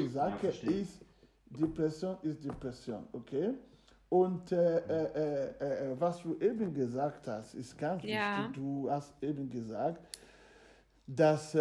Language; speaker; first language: German; non-native, fluent; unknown